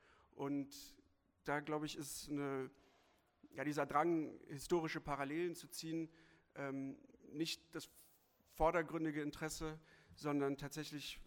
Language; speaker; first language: German; native; German